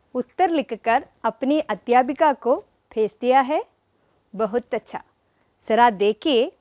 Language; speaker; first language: Hindi; non-native, local second language; Malayalam